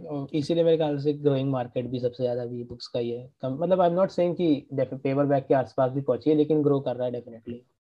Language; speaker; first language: Hindi; native; Hindi